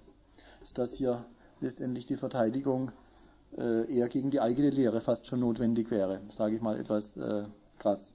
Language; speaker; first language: German; native; German